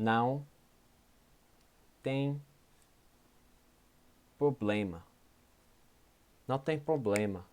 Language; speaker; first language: Portuguese; non-native, learner; English